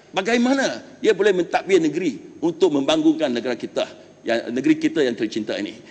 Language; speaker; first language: Malay; non-native, local second language; Chinese